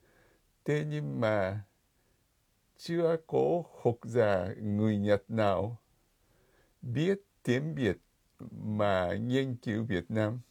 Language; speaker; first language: Vietnamese; non-native, fluent; Japanese